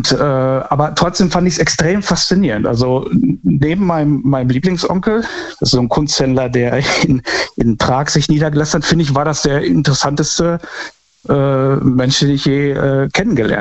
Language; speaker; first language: German; native; German